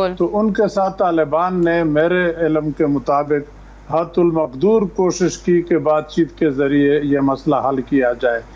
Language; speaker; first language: Urdu; non-native, local second language; Pashto